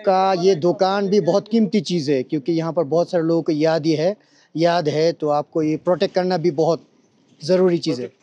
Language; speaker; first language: Hindi; non-native, fluent; Bangla